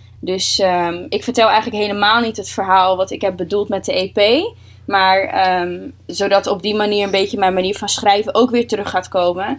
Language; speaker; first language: Dutch; early bilingual, other home language; Russian